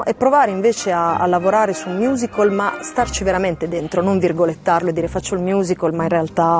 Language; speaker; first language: Italian; native; Italian